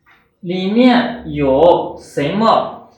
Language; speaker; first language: Chinese; non-native, fluent; Urdu